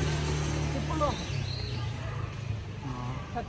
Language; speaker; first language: Russian; non-native, learner; Korean